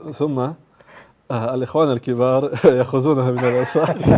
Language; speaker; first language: Arabic; non-native, fluent; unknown